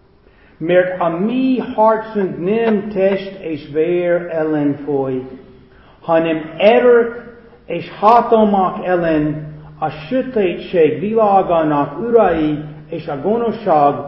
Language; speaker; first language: Hungarian; non-native, fluent; English